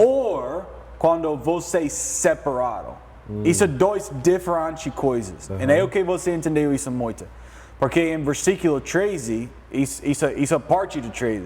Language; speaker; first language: Portuguese; non-native, learner; English